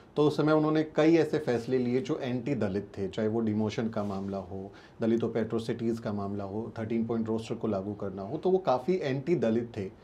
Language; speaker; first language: Hindi; native; Hindi